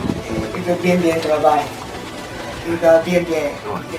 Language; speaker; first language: French; non-native, learner; Japanese